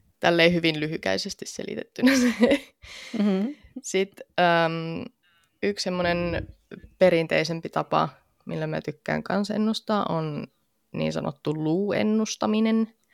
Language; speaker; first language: Finnish; native; Finnish